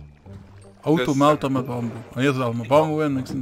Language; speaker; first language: Dutch; native; Dutch